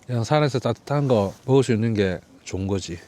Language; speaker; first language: Korean; native; Korean